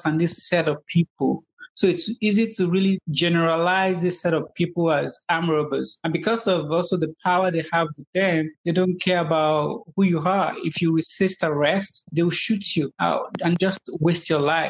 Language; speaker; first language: English; non-native, local second language; Yoruba